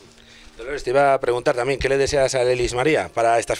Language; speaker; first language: Spanish; native; Spanish